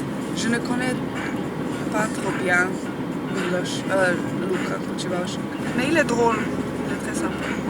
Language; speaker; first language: French; non-native, fluent; Slovenian